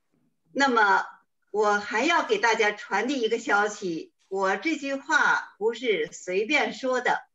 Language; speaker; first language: Chinese; native; Chinese